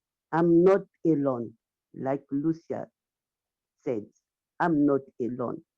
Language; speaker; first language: English; non-native, learner; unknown